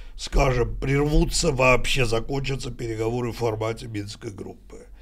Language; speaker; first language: Russian; native; Russian